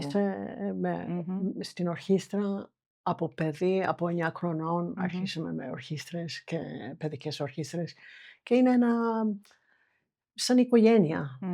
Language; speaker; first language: Greek; non-native, fluent; English